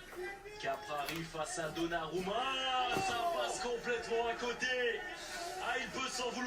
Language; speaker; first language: French; native; French